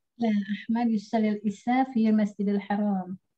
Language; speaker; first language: Arabic; non-native, learner; Indonesian